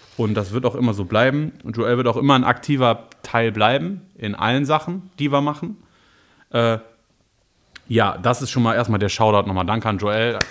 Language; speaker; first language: German; native; German